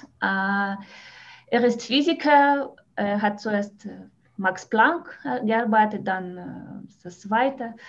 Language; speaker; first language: German; non-native, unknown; Russian